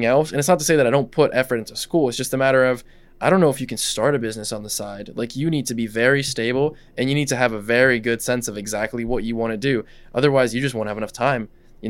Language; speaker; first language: English; non-native, fluent; Russian